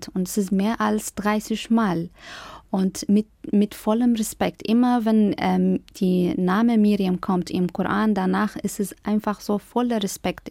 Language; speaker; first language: German; non-native, fluent; Arabic